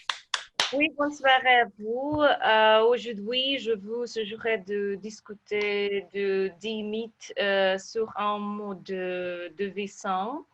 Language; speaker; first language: French; non-native, learner; Russian